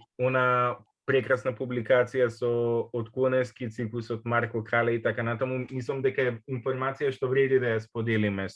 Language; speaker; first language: Macedonian; native; Macedonian